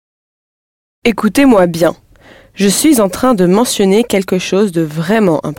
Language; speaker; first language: French; non-native, learner; English